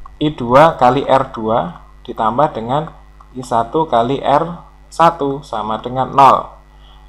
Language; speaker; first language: Indonesian; native; Indonesian